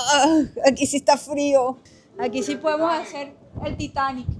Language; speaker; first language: Spanish; native; Spanish